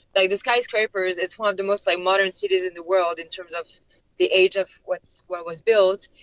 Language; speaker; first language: English; non-native, fluent; French